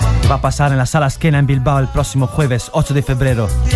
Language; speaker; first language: Spanish; native; Spanish